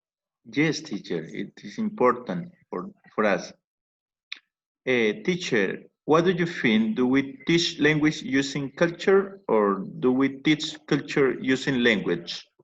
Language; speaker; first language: English; non-native, learner; Spanish